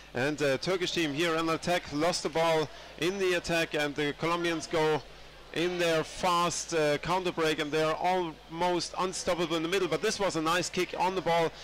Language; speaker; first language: English; non-native, fluent; German